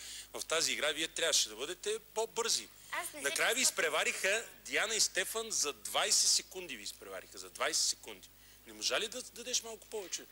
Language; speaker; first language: Bulgarian; native; Bulgarian